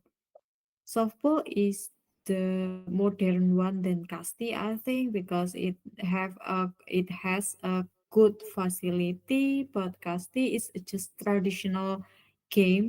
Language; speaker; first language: English; non-native, learner; Indonesian